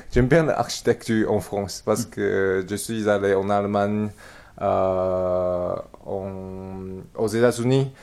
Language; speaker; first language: French; non-native, learner; Chinese